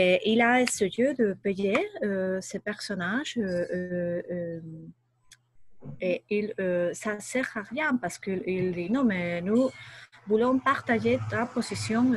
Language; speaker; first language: French; non-native, learner; Spanish